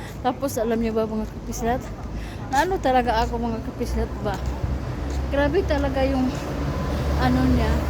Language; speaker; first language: Filipino; non-native, local second language; Cebuano